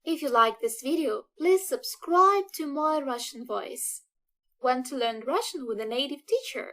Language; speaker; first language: English; non-native, fluent; Russian